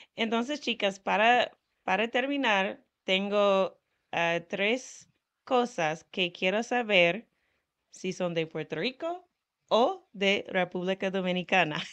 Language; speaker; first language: Spanish; non-native, fluent; English